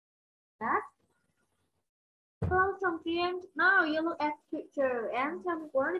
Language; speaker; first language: English; non-native, learner; Vietnamese